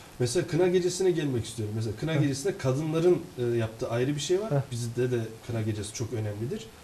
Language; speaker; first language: Turkish; native; Turkish